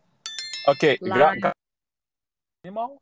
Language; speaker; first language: English; non-native, learner; Portuguese